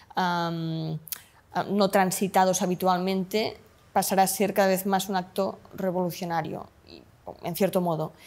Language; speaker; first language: Spanish; non-native, local second language; Catalan